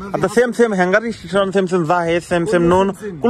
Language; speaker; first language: Arabic; non-native, learner; Bangla